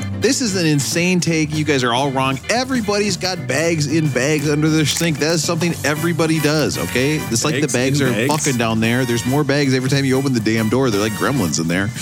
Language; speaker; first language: English; native; English